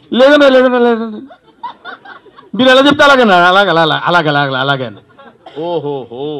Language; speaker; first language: Telugu; native; Telugu